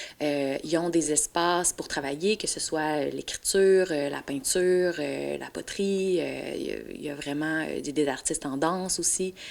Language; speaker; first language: French; native; French